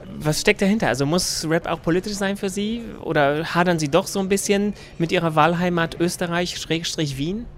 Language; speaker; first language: German; native; German